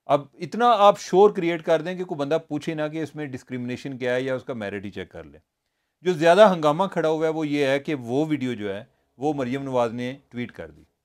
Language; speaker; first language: Urdu; non-native, local second language; Punjabi